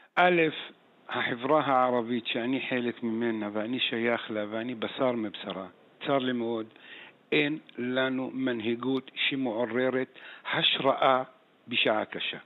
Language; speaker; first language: Hebrew; non-native, local second language; Arabic